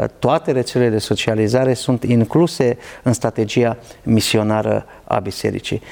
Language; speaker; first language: Romanian; non-native, local second language; Hungarian